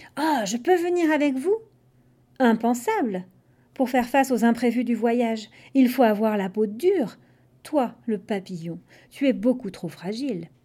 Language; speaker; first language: French; non-native, fluent; English